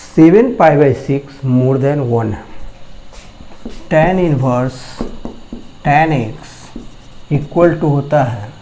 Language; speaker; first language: Hindi; native; Hindi